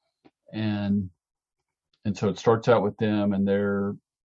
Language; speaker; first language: English; native; English